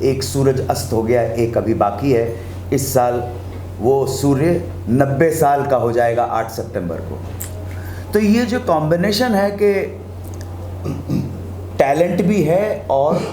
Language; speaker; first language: Hindi; native; Hindi